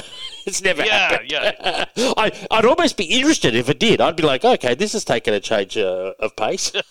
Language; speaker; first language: English; native; English